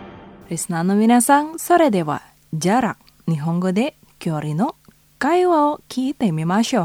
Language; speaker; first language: Japanese; non-native, fluent; Indonesian